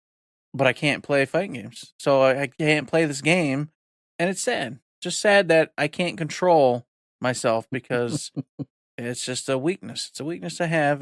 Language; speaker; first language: English; native; English